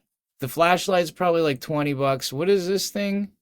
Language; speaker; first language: English; native; English